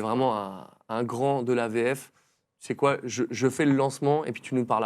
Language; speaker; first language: French; native; French